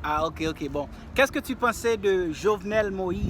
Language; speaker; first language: French; non-native, learner; Haitian Creole